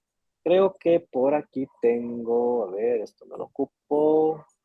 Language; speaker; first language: Spanish; native; Spanish